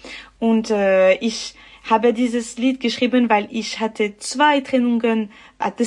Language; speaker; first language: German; non-native, learner; French